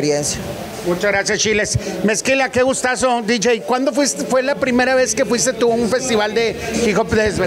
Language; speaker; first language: Spanish; native; Spanish